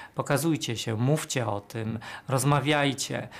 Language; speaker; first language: Polish; native; Polish